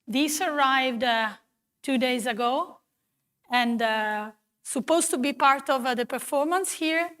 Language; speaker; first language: English; non-native, fluent; Italian